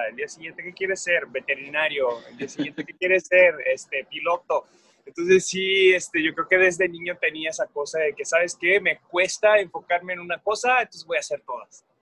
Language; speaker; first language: Spanish; non-native, fluent; Portuguese